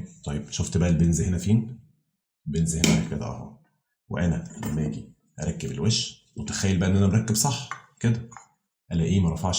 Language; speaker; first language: Arabic; native; Arabic